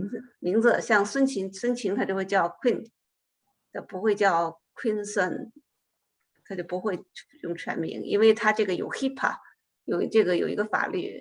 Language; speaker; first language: Chinese; native; Chinese